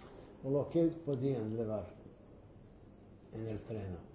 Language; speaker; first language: Spanish; early bilingual, heritage; Ladino